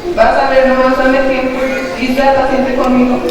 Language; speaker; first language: Spanish; early bilingual, heritage; Spanish